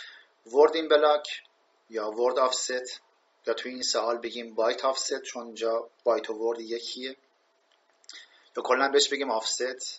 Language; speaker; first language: Persian; native; Persian